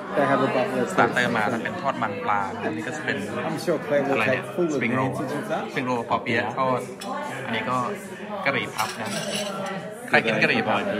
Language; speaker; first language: Thai; native; Thai